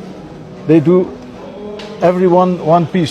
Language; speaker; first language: English; non-native, learner; Dutch